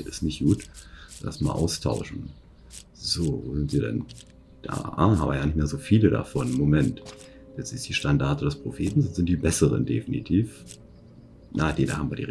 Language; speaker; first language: German; native; German